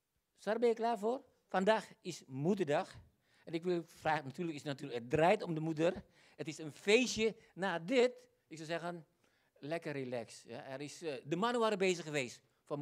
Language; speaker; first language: Dutch; non-native, fluent; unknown